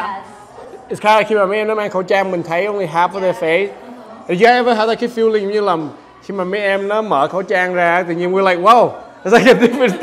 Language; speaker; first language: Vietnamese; early bilingual, heritage; Vietnamese